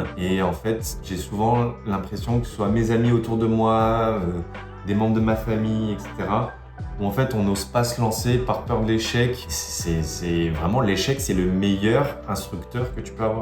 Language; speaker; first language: French; native; French